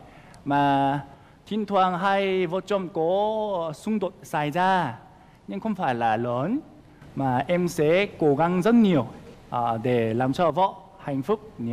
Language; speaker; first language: Vietnamese; non-native, fluent; Korean